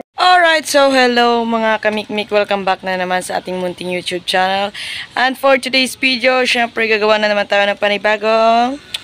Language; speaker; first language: Filipino; native; Filipino